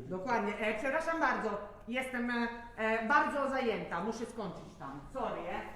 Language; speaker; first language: Polish; non-native, fluent; Italian